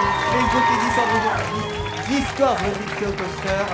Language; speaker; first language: French; native; French